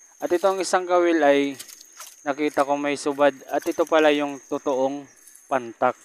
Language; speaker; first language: Filipino; non-native, local second language; Waray